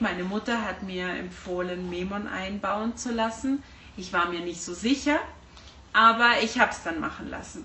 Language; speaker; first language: German; early bilingual, heritage; German